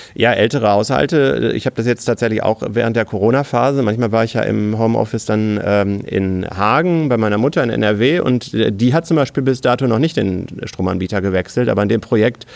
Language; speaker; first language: German; native; German